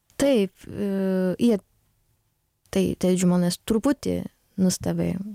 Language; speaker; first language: Lithuanian; non-native, learner; Japanese